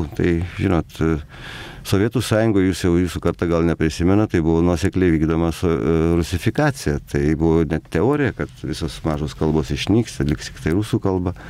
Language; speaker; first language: Lithuanian; native; Lithuanian